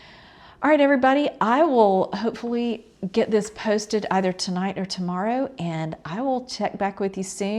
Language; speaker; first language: English; native; English